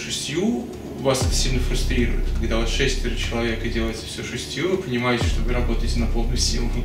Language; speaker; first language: Russian; native; Russian